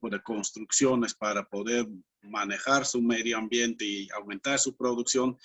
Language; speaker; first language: Spanish; non-native, fluent; Dutch